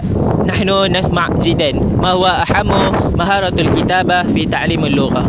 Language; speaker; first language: Arabic; non-native, learner; Indonesian